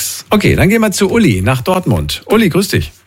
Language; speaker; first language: German; native; German